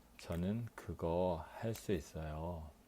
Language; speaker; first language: Korean; non-native, learner; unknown